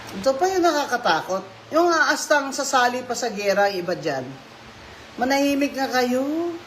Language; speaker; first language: Filipino; non-native, local second language; Hiligaynon